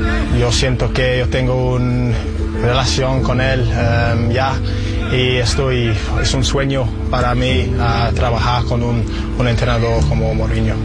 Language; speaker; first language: Spanish; non-native, learner; English